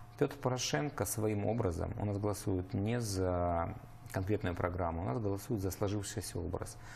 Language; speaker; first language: Russian; native; Russian